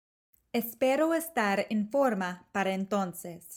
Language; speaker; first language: Spanish; non-native, fluent; English